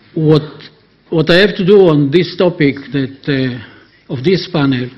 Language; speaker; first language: English; non-native, fluent; Hebrew